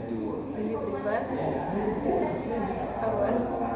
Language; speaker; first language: English; non-native, learner; Indonesian